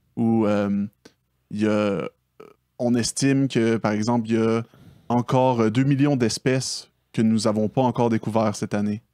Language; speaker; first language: French; native; French